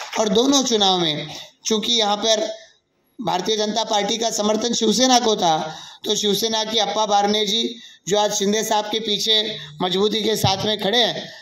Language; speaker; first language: Hindi; native; Hindi